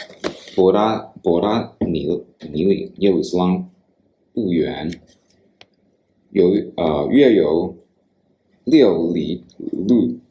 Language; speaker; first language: Chinese; non-native, fluent; English